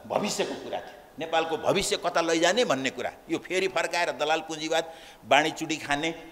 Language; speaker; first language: Nepali; native; Nepali